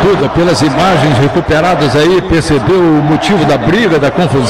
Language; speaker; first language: Portuguese; native; Portuguese